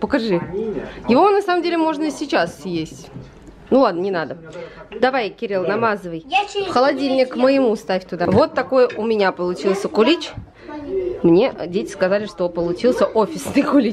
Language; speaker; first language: Russian; native; Russian